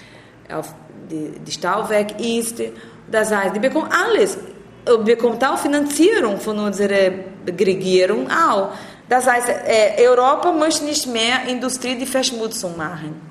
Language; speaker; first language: German; non-native, learner; Portuguese